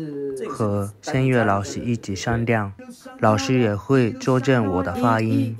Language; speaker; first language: Chinese; non-native, fluent; Japanese